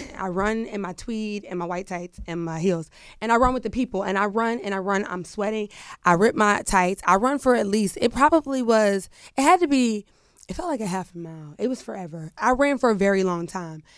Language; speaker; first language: English; native; English